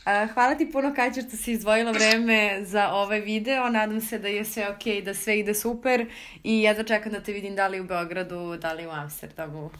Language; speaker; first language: Serbian; native; Serbian